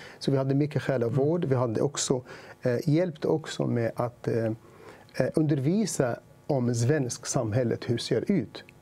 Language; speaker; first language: Swedish; non-native, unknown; Arabic